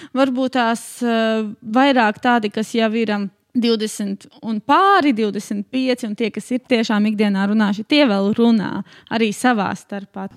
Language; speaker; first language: Latvian; native; Latvian